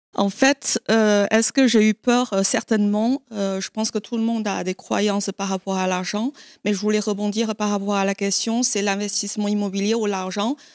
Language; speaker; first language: French; non-native, fluent; Chinese